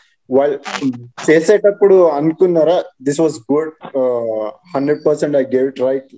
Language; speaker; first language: Telugu; native; Telugu